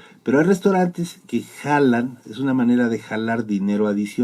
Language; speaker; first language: Spanish; native; Spanish